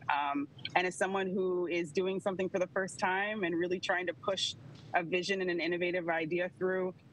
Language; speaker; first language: English; native; English